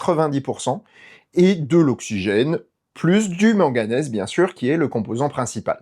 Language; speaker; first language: French; native; French